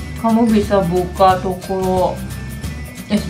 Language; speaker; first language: Indonesian; non-native, learner; Japanese